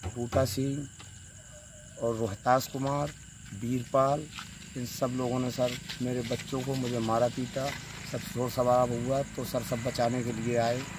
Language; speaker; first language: Hindi; native; Hindi